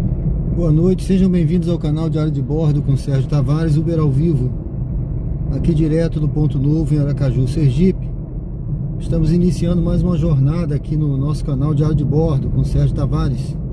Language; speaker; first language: Portuguese; native; Portuguese